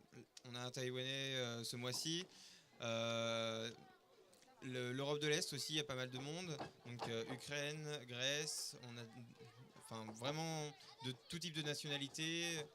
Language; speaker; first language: French; native; French